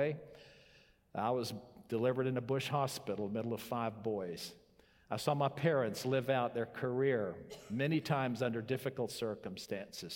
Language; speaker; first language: English; native; English